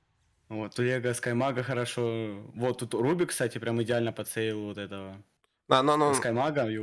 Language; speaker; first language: Russian; native; Russian